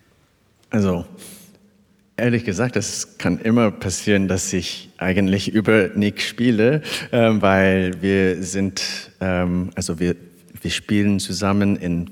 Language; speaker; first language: German; non-native, fluent; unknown